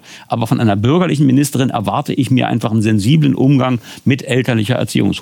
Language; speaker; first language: German; native; German